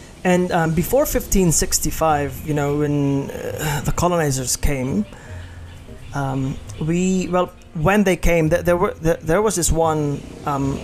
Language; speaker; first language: English; non-native, local second language; Hiligaynon